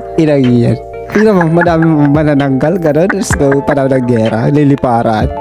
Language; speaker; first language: Filipino; non-native, local second language; Waray